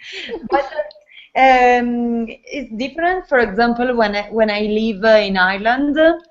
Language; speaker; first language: English; non-native, learner; Italian